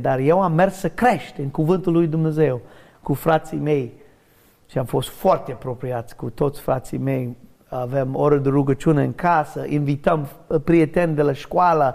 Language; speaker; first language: Romanian; non-native, learner; English